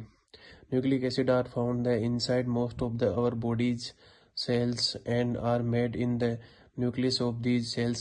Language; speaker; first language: English; non-native, learner; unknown